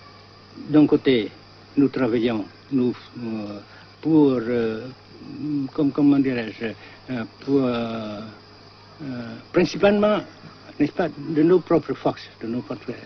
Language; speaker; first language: French; non-native, local second language; Vietnamese